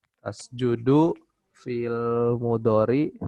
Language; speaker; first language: Arabic; non-native, learner; Indonesian